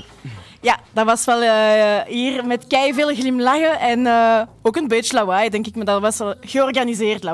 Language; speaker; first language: Dutch; non-native, local second language; French